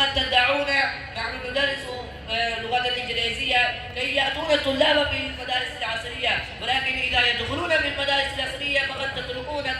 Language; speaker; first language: Arabic; non-native, learner; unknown